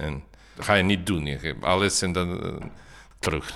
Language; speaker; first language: Dutch; non-native, learner; Bosnian